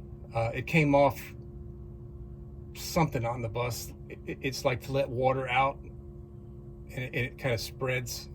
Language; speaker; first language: English; native; English